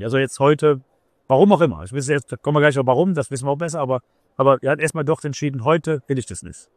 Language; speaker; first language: German; native; German